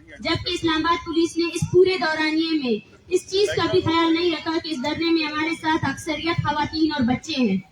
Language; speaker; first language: Urdu; non-native, local second language; Baluchi